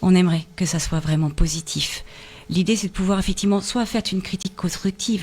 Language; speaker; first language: French; native; French